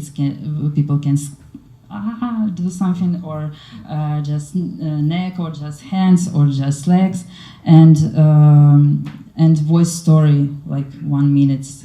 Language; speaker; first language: English; non-native, learner; Ukrainian